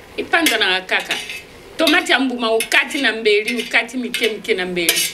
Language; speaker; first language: Lingala; non-native, local second language; Kituba (Democratic Republic of Congo)